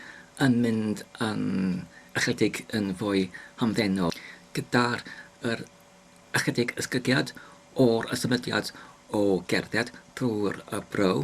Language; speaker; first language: Welsh; non-native, learner; English